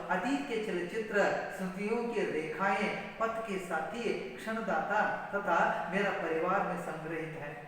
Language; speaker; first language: Hindi; non-native, local second language; Kannada